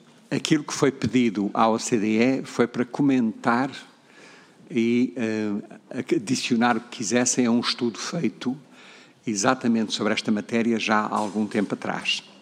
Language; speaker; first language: Portuguese; native; Portuguese